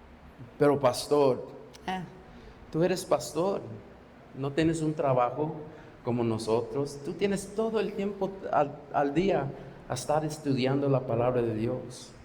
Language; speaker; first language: Spanish; non-native, fluent; English